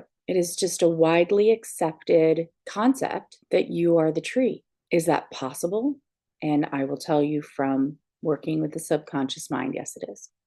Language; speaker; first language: English; native; English